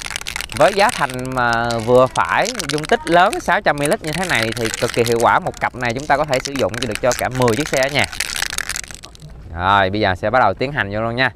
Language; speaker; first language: Vietnamese; native; Vietnamese